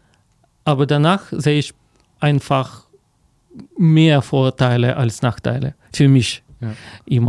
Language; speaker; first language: German; non-native, fluent; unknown